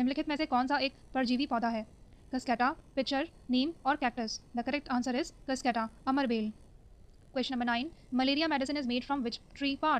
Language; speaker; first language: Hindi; native; Hindi